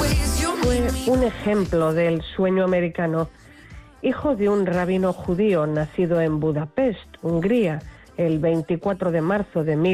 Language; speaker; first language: Spanish; native; Spanish